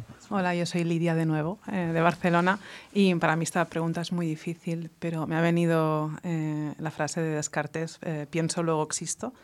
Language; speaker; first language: Spanish; native; Spanish